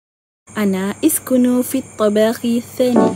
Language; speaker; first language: Arabic; non-native, learner; Malay